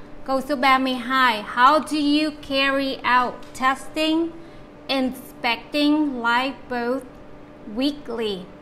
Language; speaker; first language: English; non-native, fluent; Vietnamese